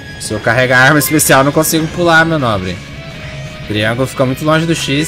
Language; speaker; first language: Portuguese; native; Portuguese